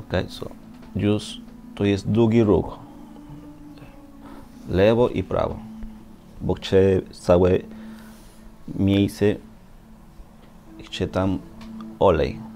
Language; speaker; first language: Polish; non-native, learner; Spanish